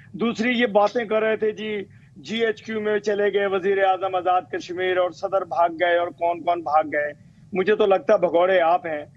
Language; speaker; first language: Urdu; native; Urdu